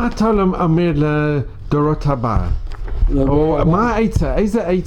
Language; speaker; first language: Hebrew; non-native, fluent; English